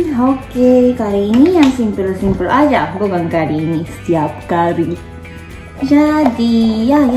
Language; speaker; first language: Indonesian; non-native, learner; Japanese